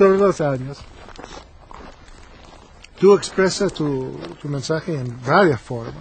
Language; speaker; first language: Spanish; non-native, learner; English